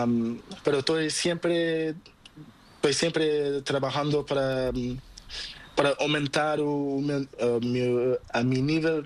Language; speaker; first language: Spanish; non-native, learner; Portuguese